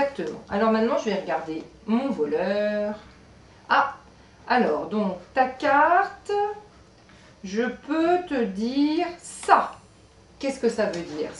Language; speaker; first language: French; native; French